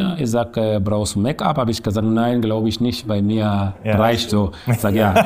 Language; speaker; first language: German; non-native, learner; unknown